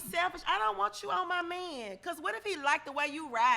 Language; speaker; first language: English; native; English